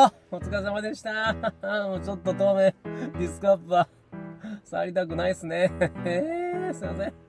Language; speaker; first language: Japanese; native; Japanese